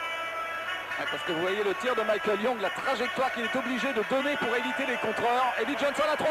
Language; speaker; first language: French; native; French